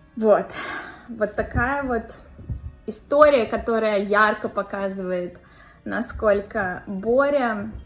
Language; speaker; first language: Russian; native; Russian